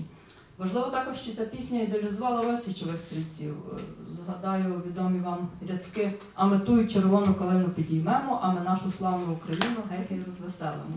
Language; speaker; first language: Ukrainian; native; Ukrainian